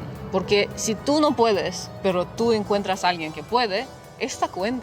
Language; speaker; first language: Spanish; non-native, fluent; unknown